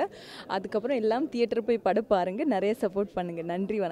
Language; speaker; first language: Tamil; non-native, learner; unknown